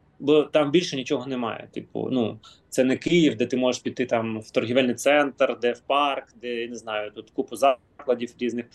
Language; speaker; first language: Ukrainian; non-native, local second language; Russian